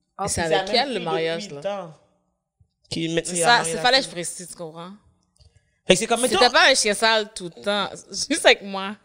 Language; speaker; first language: French; native; French